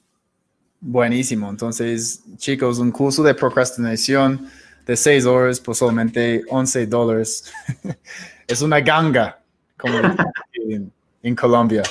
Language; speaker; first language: Spanish; non-native, fluent; English